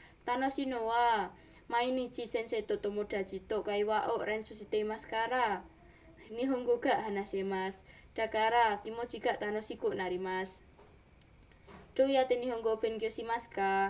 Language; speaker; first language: Japanese; non-native, learner; Indonesian